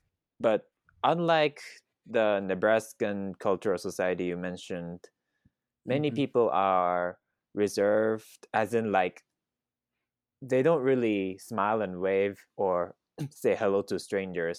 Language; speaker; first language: English; non-native, fluent; Thai